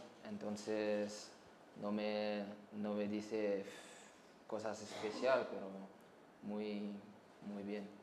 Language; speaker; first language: Spanish; non-native, learner; French